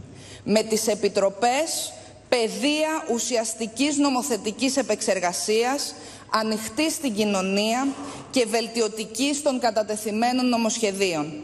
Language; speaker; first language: Greek; native; Greek